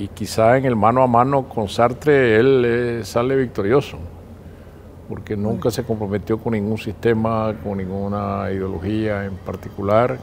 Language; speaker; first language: Spanish; native; Spanish